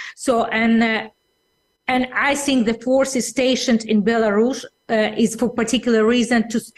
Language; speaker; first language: English; non-native, fluent; Russian